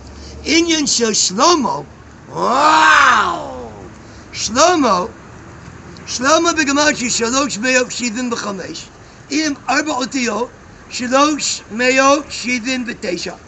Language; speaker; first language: Hebrew; non-native, learner; English